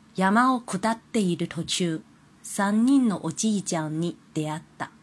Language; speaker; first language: Japanese; non-native, fluent; Chinese